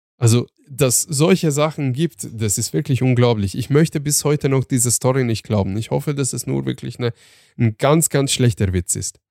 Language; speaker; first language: German; early bilingual, other home language; Turkish